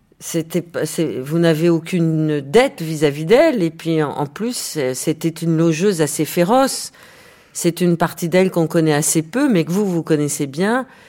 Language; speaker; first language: French; native; French